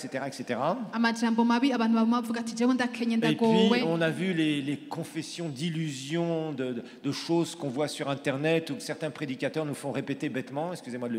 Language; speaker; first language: French; native; French